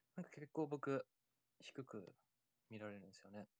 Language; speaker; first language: Japanese; native; Japanese